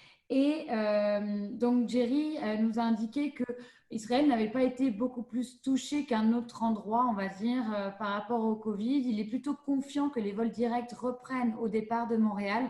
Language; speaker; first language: French; native; French